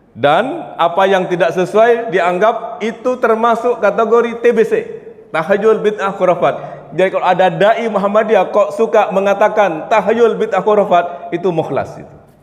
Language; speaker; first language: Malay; non-native, local second language; Javanese